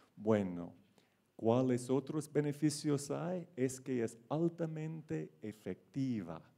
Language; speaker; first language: Spanish; non-native, fluent; English